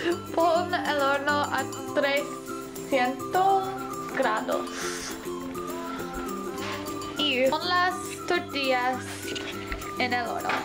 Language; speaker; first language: Spanish; non-native, learner; English